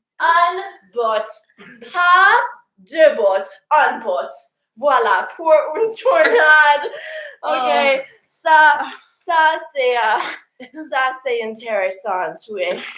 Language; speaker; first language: French; non-native, learner; English